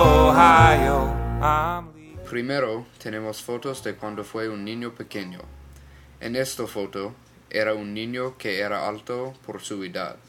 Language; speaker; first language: Spanish; non-native, learner; English